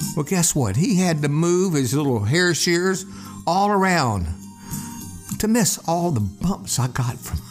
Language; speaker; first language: English; native; English